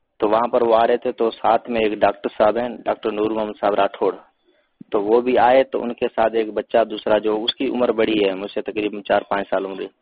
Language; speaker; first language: Urdu; non-native, local second language; Sindhi